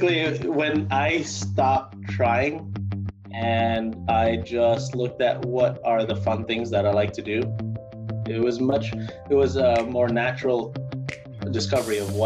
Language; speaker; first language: English; early bilingual, other home language; Cebuano